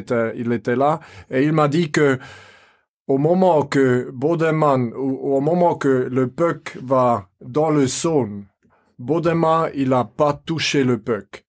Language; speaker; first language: French; non-native, fluent; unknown